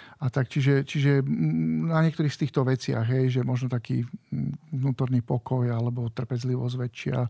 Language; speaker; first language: Slovak; native; Slovak